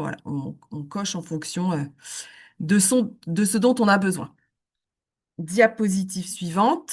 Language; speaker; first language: French; native; French